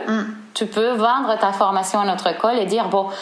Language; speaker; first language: French; non-native, fluent; Spanish